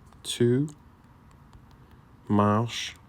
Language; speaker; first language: French; non-native, learner; English